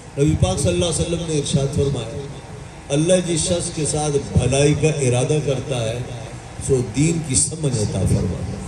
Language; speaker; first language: Urdu; non-native, local second language; Sindhi